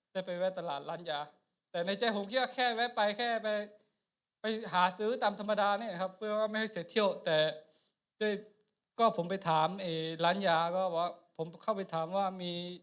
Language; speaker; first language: Thai; non-native, local second language; Akha